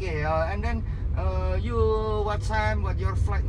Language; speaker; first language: English; non-native, learner; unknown